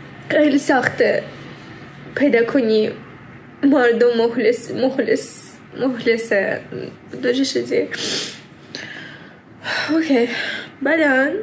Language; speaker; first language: Persian; early bilingual, heritage; Persian